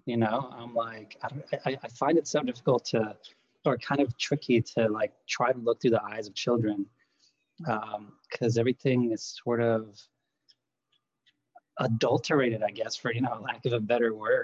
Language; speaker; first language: English; non-native, fluent; Lithuanian